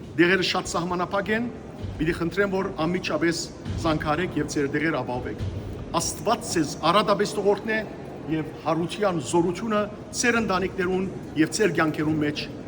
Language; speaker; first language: Armenian; native; Armenian